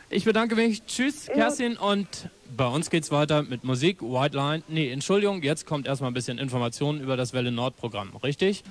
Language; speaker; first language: German; native; German